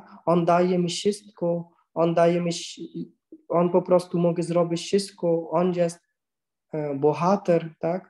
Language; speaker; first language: Polish; non-native, learner; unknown